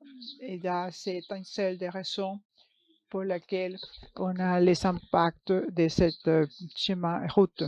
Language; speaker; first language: French; non-native, learner; English